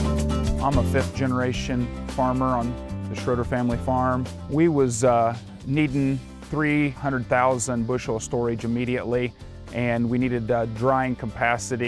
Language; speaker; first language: English; native; English